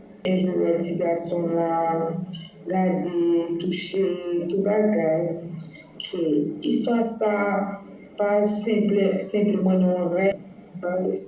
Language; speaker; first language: Haitian Creole; non-native, fluent; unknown